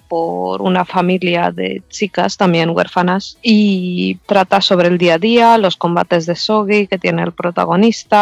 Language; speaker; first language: Spanish; native; Spanish